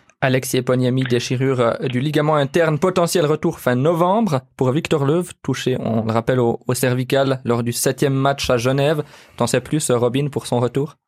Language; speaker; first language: French; native; French